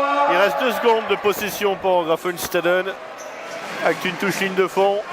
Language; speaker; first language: French; native; French